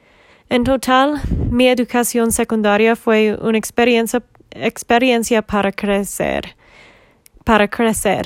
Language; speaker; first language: Spanish; non-native, learner; English